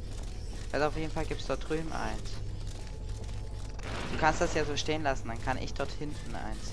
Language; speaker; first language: German; native; German